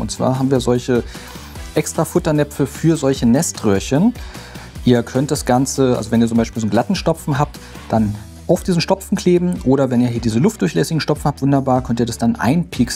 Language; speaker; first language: German; native; German